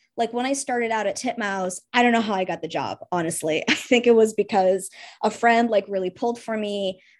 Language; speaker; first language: English; early bilingual, heritage; Russian